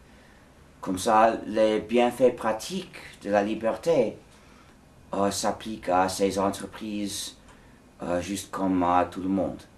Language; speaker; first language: French; non-native, fluent; English